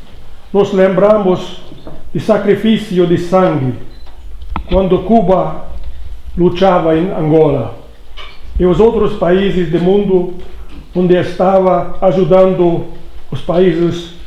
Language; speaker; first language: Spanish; non-native, learner; Hungarian